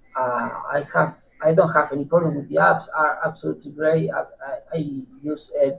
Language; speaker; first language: English; non-native, learner; Spanish